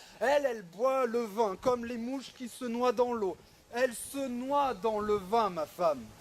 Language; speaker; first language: French; native; French